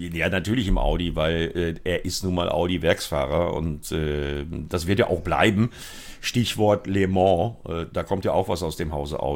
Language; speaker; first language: German; native; German